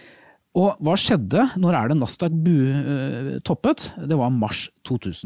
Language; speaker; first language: Norwegian; native; Norwegian